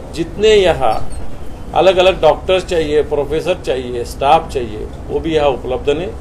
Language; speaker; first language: Hindi; non-native, local second language; Marathi